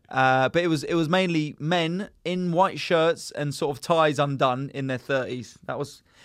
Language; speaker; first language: English; native; English